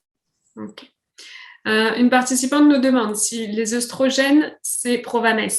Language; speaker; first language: French; native; French